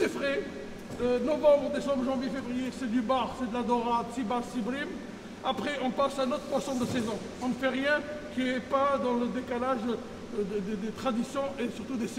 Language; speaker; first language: French; native; French